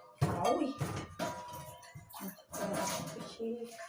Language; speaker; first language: Turkish; non-native, learner; Filipino